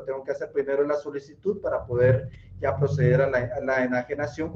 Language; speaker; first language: Spanish; native; Spanish